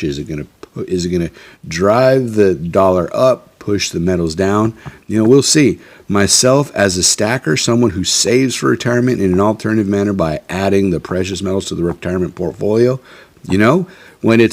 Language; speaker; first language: English; native; English